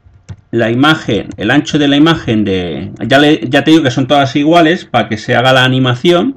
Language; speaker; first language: Spanish; native; Spanish